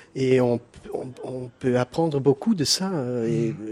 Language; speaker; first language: French; native; French